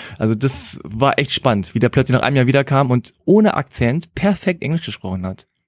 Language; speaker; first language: German; early bilingual, other home language; Korean